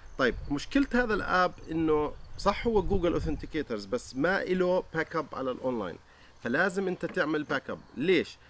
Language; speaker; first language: Arabic; native; Arabic